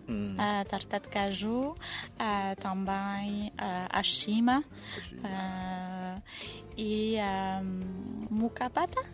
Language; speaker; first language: Portuguese; non-native, fluent; French